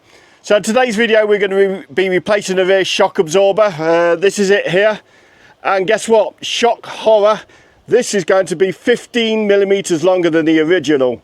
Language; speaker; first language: English; native; English